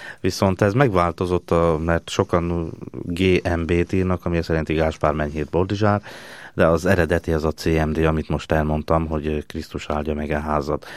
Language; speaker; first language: Hungarian; native; Hungarian